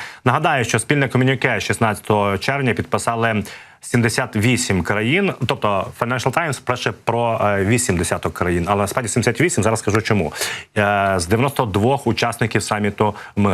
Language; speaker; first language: Ukrainian; native; Ukrainian